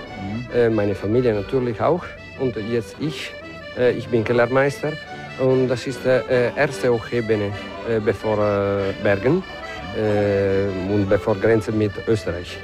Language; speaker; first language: German; non-native, learner; Italian